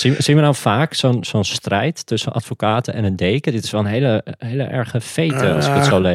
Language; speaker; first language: Dutch; native; Dutch